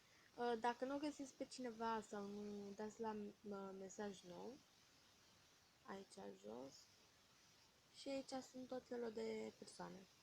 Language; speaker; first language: Romanian; native; Romanian